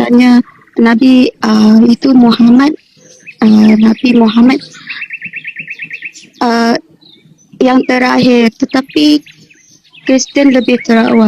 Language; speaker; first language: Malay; non-native, local second language; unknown